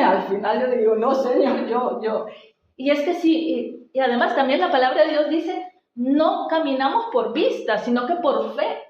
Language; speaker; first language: Spanish; native; Spanish